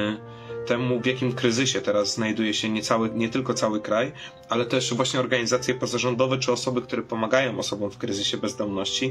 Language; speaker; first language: Polish; native; Polish